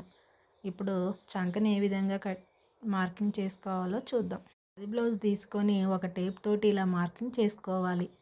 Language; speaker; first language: Telugu; native; Telugu